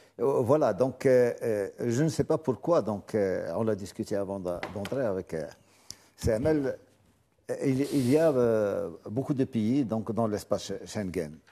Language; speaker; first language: French; non-native, local second language; Arabic